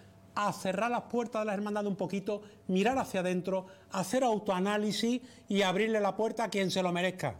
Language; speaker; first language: Spanish; native; Spanish